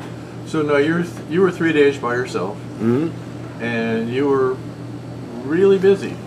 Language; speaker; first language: English; native; English